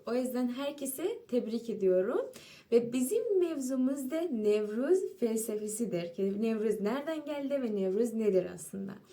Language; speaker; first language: Turkish; non-native, fluent; Persian